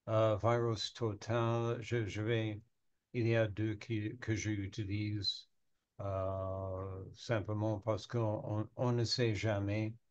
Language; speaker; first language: French; non-native, learner; English